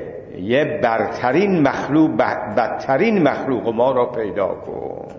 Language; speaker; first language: Persian; native; Persian